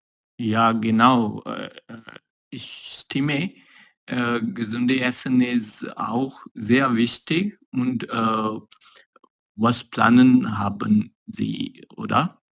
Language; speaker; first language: German; non-native, learner; Urdu